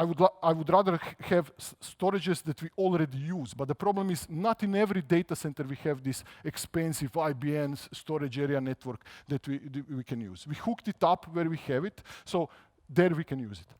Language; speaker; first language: English; non-native, fluent; Croatian